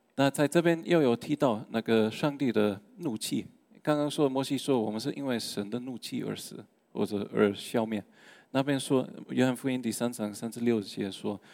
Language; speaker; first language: Chinese; non-native, fluent; German